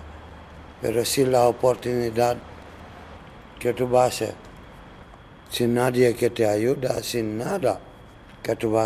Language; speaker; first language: Spanish; non-native, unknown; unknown